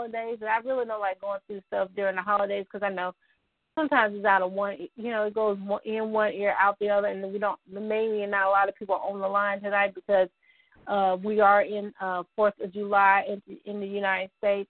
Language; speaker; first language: English; native; English